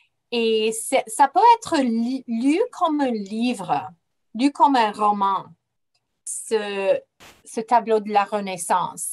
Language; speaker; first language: French; non-native, fluent; English